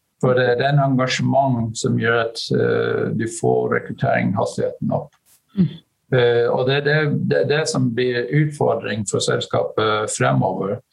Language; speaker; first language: Norwegian; non-native, fluent; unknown